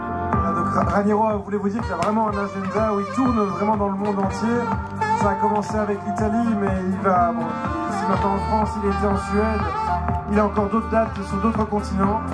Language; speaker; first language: French; native; French